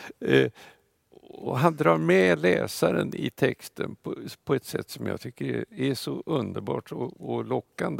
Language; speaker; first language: Swedish; non-native, fluent; Russian